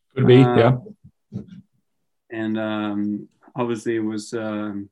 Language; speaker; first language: English; non-native, fluent; Norwegian